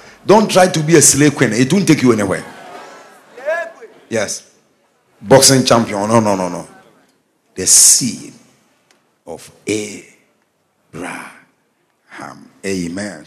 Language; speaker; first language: English; non-native, local second language; Akan